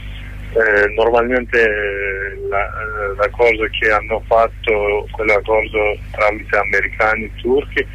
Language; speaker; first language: Italian; non-native, learner; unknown